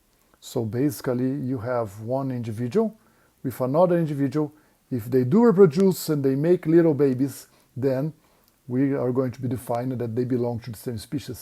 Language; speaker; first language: English; non-native, fluent; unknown